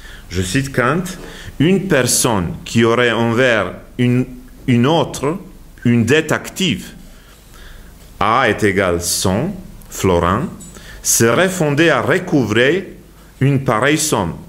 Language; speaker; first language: French; non-native, fluent; Serbian